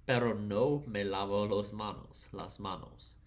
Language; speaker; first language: Spanish; non-native, learner; English